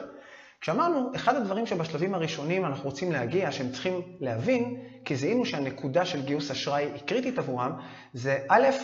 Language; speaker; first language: Hebrew; native; Hebrew